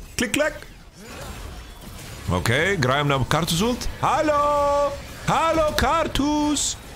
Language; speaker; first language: Polish; non-native, learner; Swedish